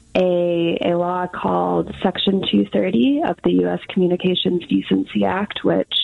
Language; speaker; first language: English; native; English